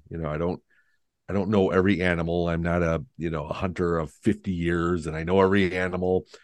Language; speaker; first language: English; native; English